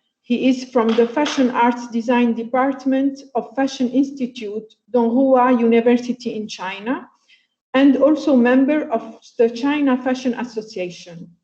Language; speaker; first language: English; non-native, fluent; Italian